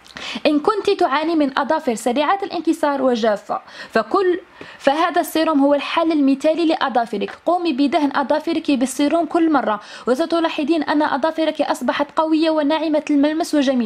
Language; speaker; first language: Arabic; native; Arabic